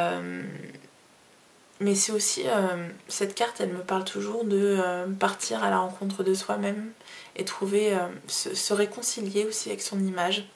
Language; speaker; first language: French; native; French